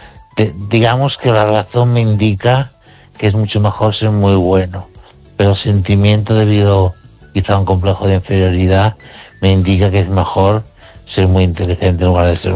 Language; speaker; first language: Spanish; native; Spanish